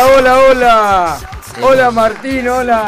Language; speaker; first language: Spanish; native; Spanish